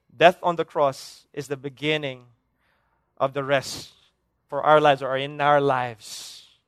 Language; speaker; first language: English; non-native, local second language; Hiligaynon